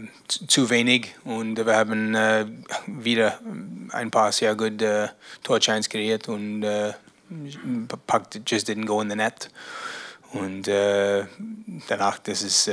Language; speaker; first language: German; non-native, learner; English